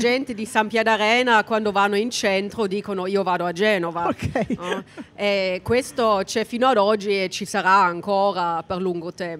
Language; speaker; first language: Italian; non-native, fluent; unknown